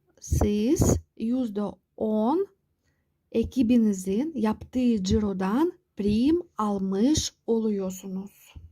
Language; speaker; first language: Turkish; non-native, fluent; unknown